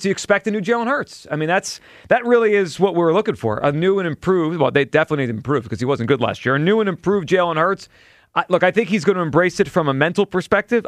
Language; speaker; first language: English; native; English